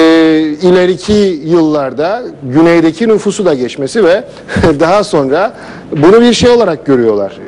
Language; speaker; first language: Turkish; native; Turkish